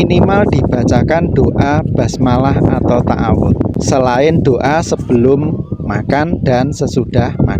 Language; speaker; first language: Indonesian; native; Indonesian